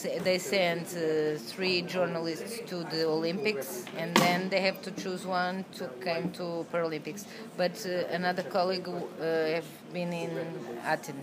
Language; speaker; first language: English; non-native, learner; Portuguese